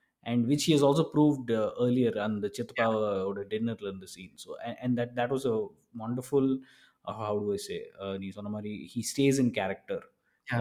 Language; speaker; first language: English; non-native, local second language; Tamil